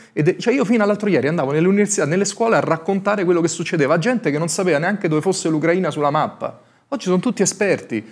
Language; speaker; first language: Italian; native; Italian